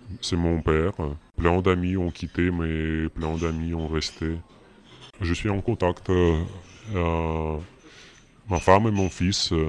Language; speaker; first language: French; non-native, fluent; Russian